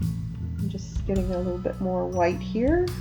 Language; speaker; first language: English; native; English